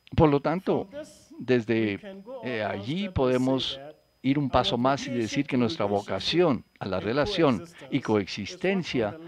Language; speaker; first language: Spanish; non-native, fluent; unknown